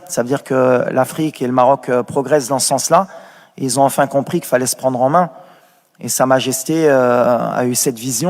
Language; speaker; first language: French; native; French